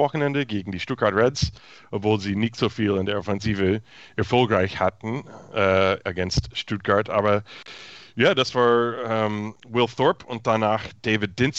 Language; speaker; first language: German; non-native, fluent; English